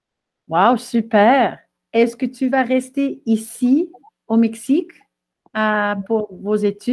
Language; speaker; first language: French; non-native, fluent; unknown